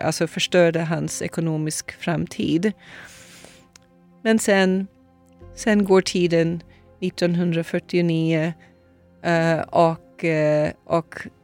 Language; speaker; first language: Swedish; non-native, fluent; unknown